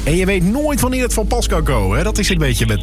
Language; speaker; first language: Dutch; native; Dutch